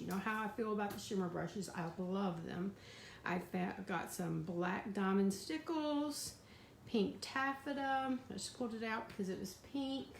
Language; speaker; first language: English; native; English